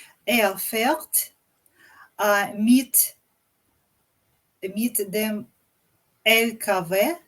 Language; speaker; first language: German; non-native, learner; English